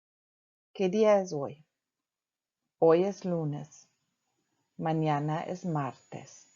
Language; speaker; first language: Spanish; non-native, fluent; English